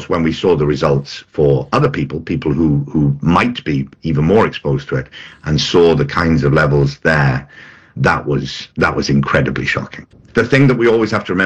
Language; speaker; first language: English; native; English